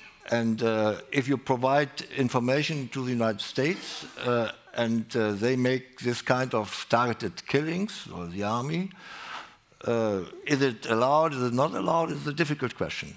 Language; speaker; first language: English; non-native, fluent; German